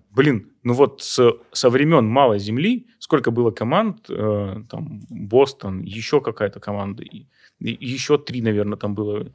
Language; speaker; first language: Russian; native; Russian